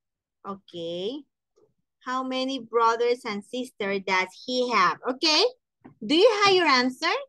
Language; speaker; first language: English; non-native, fluent; Spanish